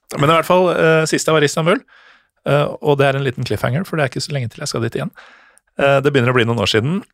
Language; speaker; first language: Norwegian; native; Norwegian